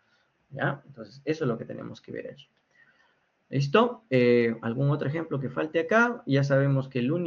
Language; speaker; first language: Spanish; native; Spanish